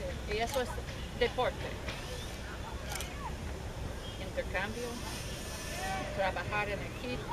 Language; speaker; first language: Spanish; non-native, learner; English